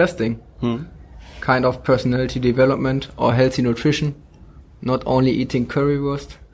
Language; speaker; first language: English; non-native, fluent; German